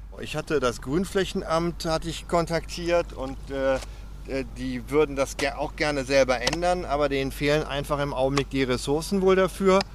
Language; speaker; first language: German; native; German